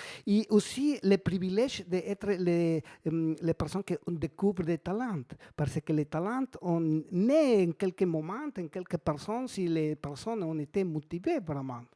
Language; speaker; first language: French; non-native, learner; Spanish